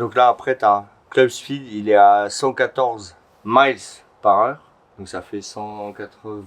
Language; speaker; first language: French; native; French